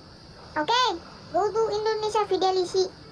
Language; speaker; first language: English; non-native, learner; Vietnamese